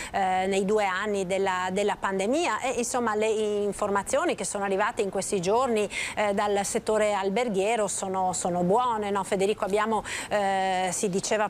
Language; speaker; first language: Italian; native; Italian